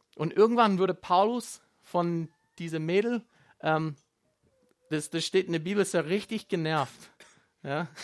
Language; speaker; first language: German; non-native, fluent; Afrikaans